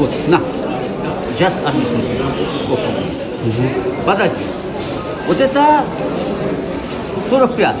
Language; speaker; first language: Russian; non-native, learner; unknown